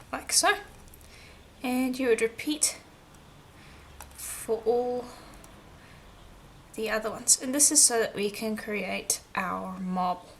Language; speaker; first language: English; native; English